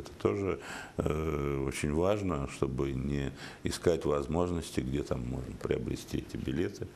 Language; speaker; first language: Russian; native; Russian